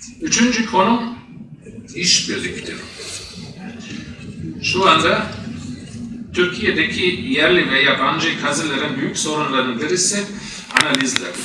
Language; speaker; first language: Turkish; non-native, fluent; German